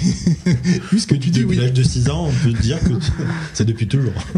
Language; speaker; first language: French; native; French